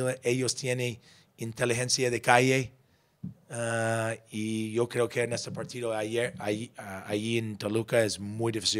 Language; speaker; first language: Spanish; non-native, learner; English